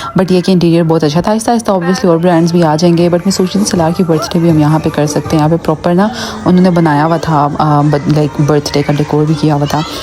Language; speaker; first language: Urdu; native; Urdu